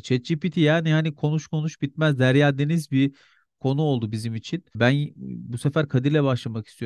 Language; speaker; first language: Turkish; native; Turkish